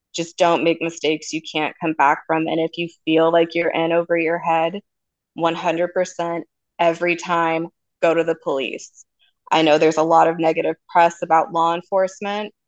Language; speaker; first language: English; native; English